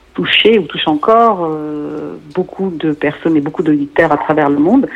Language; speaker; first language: French; non-native, local second language; Arabic